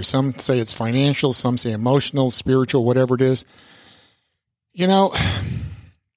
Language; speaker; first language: English; early bilingual, other home language; Italian